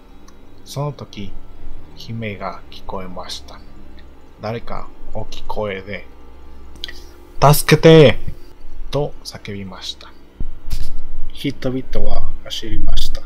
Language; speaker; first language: Japanese; non-native, learner; Spanish